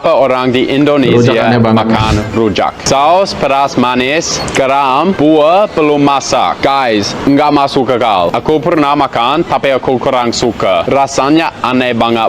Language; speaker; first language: Indonesian; non-native, fluent; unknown